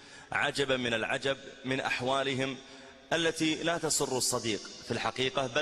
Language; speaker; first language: Arabic; native; Arabic